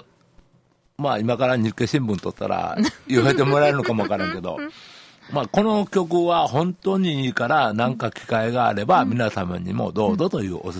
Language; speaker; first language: Japanese; native; Japanese